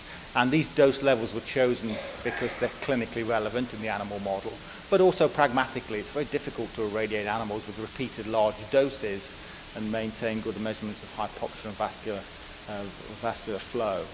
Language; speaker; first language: English; native; English